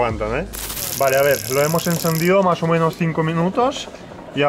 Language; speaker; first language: Spanish; native; Spanish